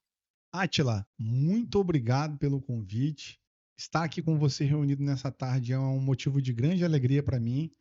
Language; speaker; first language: Portuguese; native; Portuguese